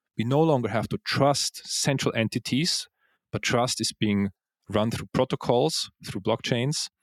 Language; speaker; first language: English; non-native, fluent; Swiss German